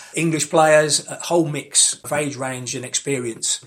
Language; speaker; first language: English; native; English